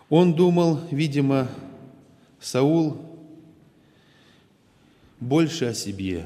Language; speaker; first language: Russian; native; Russian